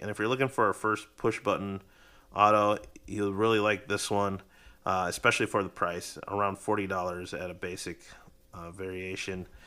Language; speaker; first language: English; native; English